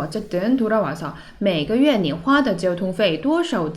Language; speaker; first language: Chinese; non-native, fluent; Korean